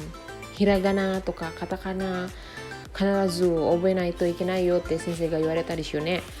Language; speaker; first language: Japanese; non-native, fluent; Indonesian